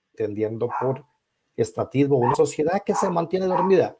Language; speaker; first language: Spanish; native; Spanish